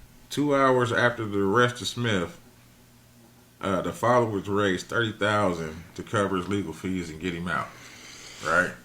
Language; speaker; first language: English; native; English